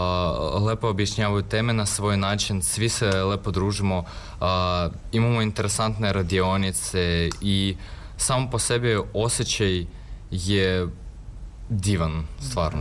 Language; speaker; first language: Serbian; early bilingual, other home language; Russian